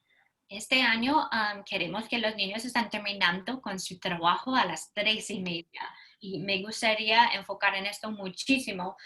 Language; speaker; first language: Spanish; non-native, fluent; English